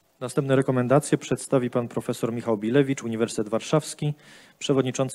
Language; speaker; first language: Polish; native; Polish